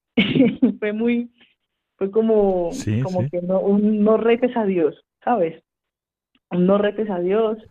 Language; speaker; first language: Spanish; native; Spanish